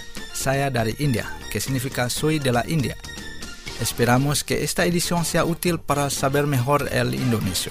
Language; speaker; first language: Spanish; non-native, fluent; Indonesian